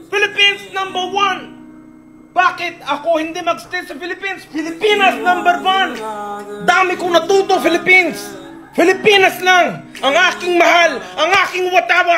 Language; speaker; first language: Filipino; early bilingual, other home language; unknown